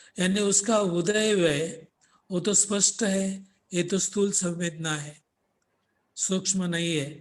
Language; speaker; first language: Hindi; non-native, local second language; Marathi